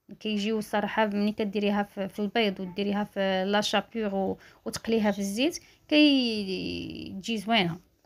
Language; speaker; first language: Arabic; native; Arabic